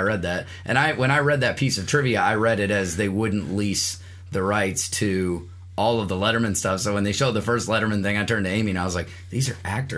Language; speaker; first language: English; native; English